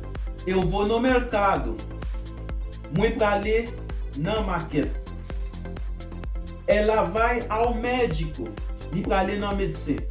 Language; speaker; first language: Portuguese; non-native, fluent; Haitian Creole